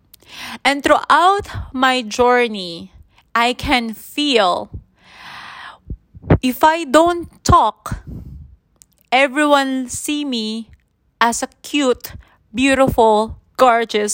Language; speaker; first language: English; non-native, local second language; Filipino